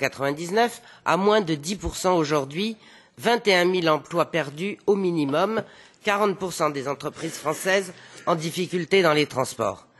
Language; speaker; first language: French; native; French